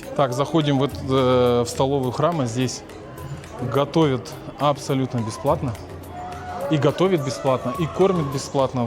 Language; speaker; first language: Russian; native; Russian